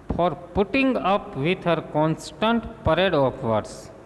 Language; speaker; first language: English; non-native, local second language; Gujarati